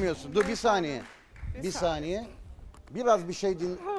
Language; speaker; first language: Turkish; native; Turkish